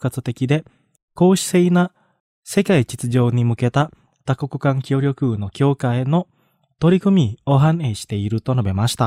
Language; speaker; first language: Japanese; non-native, fluent; Indonesian